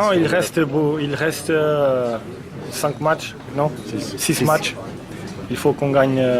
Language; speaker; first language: French; non-native, fluent; Portuguese